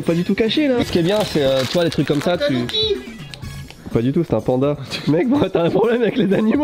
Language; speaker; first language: French; native; French